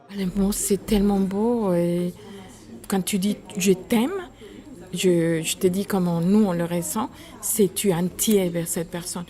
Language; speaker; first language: French; non-native, fluent; Spanish